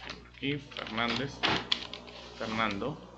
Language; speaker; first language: Spanish; native; Spanish